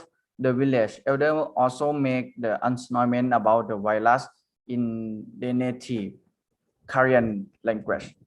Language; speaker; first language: English; non-native, learner; Thai